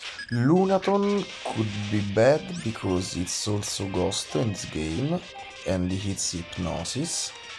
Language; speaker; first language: English; non-native, fluent; Italian